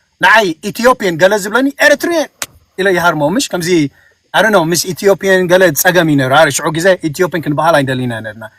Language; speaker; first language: Tigrinya; early bilingual, heritage; Tigrinya